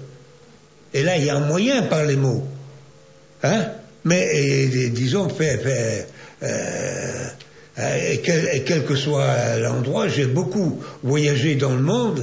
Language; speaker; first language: French; native; French